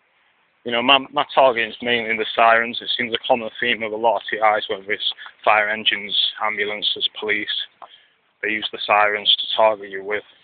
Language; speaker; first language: English; native; English